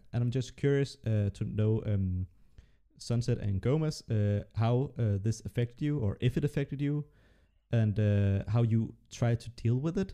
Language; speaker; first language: English; non-native, fluent; Danish